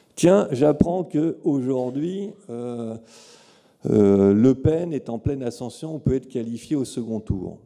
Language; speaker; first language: French; native; French